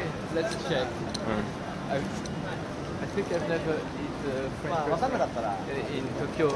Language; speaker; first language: English; non-native, learner; French